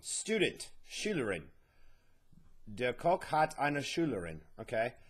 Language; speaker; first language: German; non-native, learner; English